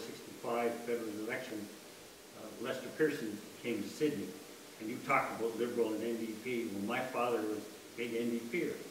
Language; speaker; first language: English; native; English